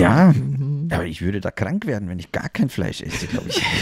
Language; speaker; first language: German; native; German